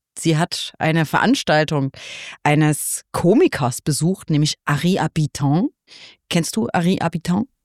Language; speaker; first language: German; native; German